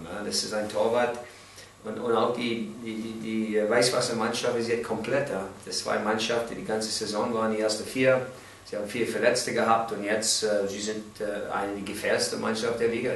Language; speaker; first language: German; non-native, learner; English